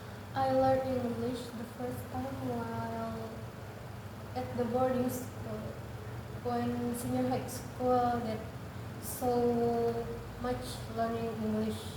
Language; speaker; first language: English; non-native, learner; Indonesian